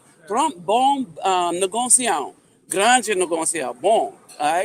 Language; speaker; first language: Portuguese; non-native, learner; English